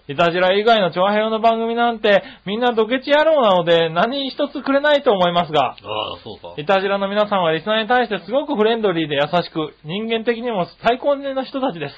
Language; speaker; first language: Japanese; native; Japanese